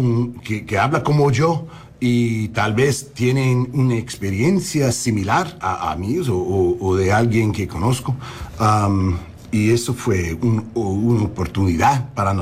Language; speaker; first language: Spanish; early bilingual, heritage; English